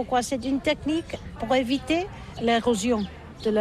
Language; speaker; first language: French; non-native, learner; Catalan